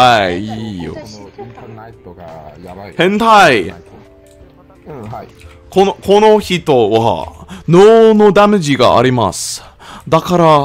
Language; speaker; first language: Japanese; non-native, learner; English